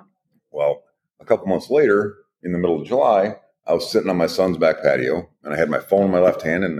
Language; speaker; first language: English; native; English